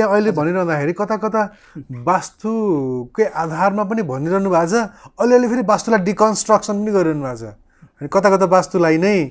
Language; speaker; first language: Nepali; native; Nepali